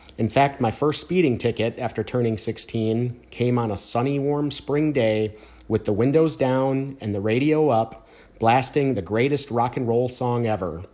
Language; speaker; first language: English; native; English